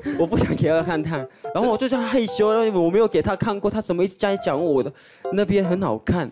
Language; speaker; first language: Chinese; non-native, fluent; Korean